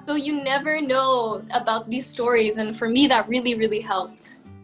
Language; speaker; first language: English; early bilingual, heritage; English